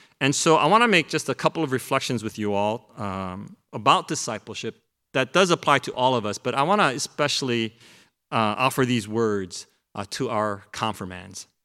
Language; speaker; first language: English; early bilingual, other home language; Korean